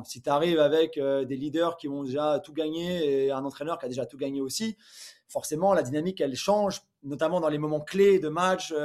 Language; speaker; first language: French; native; French